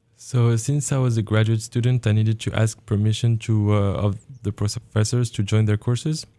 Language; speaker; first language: English; non-native, fluent; Arabic